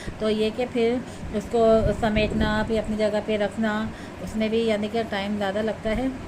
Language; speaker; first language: Urdu; native; Urdu